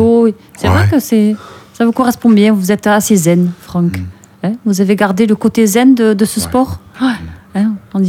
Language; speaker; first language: French; native; French